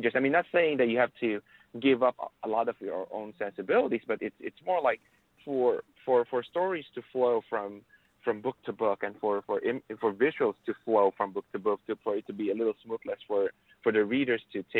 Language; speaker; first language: English; non-native, local second language; Filipino